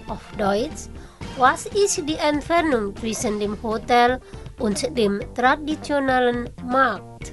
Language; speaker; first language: German; non-native, fluent; Indonesian